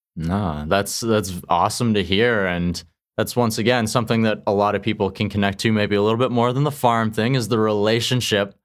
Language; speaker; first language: English; native; English